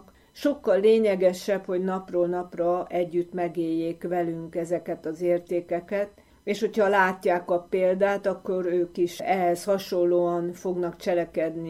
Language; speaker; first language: Hungarian; native; Hungarian